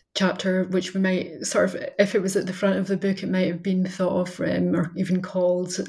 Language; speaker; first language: English; native; English